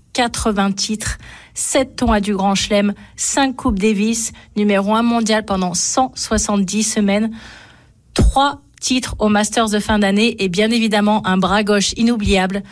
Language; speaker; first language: French; native; French